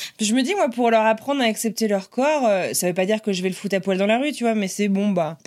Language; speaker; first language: French; native; French